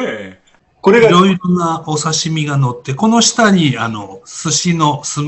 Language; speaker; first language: Japanese; native; Japanese